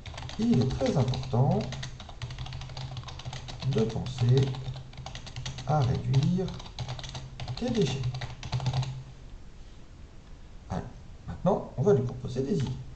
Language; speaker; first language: French; native; French